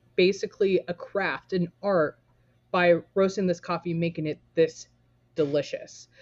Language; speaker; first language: English; native; English